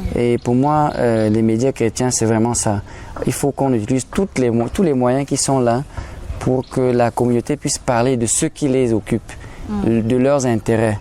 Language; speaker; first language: French; non-native, local second language; German